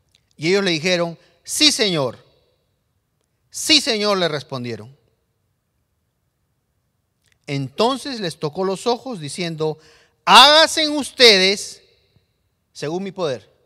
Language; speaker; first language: Spanish; native; Spanish